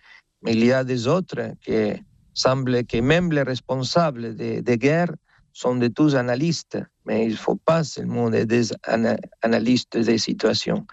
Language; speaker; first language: French; non-native, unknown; Spanish